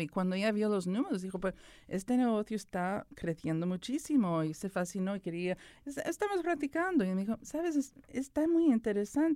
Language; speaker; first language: Spanish; early bilingual, other home language; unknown